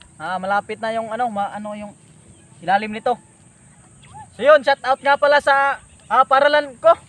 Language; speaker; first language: Filipino; non-native, local second language; Cebuano